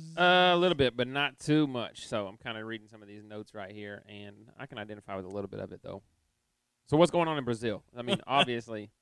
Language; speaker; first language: English; native; English